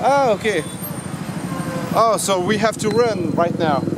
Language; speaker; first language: English; non-native, learner; French